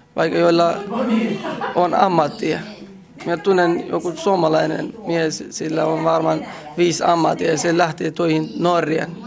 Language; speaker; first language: Finnish; non-native, learner; Arabic